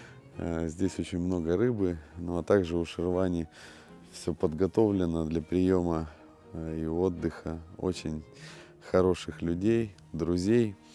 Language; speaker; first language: Russian; native; Russian